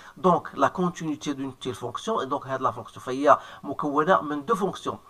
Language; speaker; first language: French; non-native, local second language; Arabic